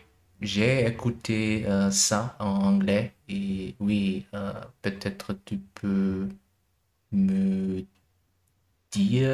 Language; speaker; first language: French; non-native, learner; German